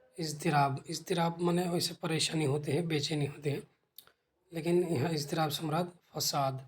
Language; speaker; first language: Urdu; native; Urdu